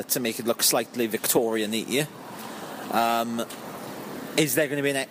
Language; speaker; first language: English; native; English